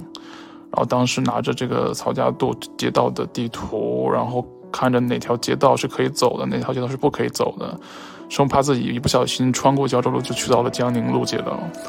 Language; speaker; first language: Chinese; native; Chinese